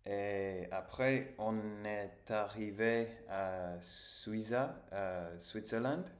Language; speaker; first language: French; non-native, learner; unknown